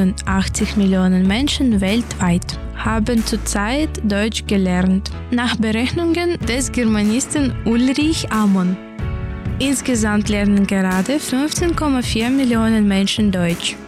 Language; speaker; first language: German; early bilingual, other home language; Ukrainian